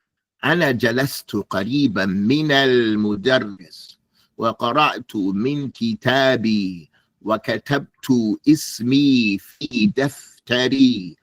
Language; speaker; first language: Arabic; non-native, fluent; English